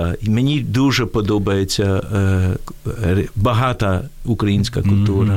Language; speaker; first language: Ukrainian; non-native, fluent; Dutch